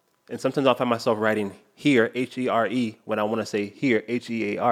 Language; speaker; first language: English; native; English